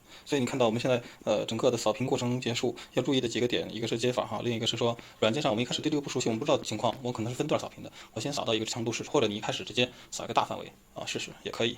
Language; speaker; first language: Chinese; native; Chinese